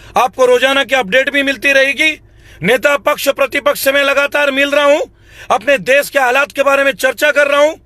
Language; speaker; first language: Hindi; native; Hindi